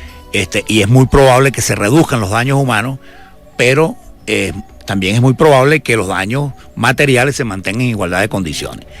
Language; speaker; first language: Spanish; native; Spanish